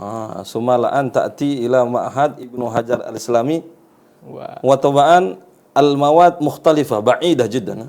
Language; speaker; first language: Arabic; non-native, fluent; Indonesian